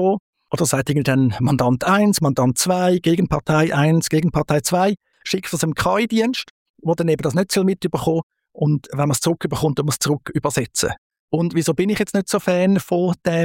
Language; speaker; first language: German; native; German